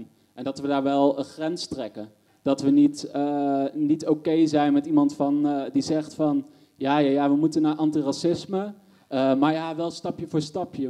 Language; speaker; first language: Dutch; native; Dutch